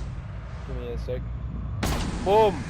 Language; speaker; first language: English; native; English